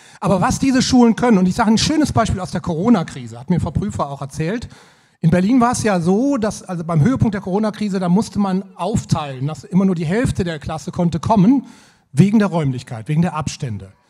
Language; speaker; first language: German; native; German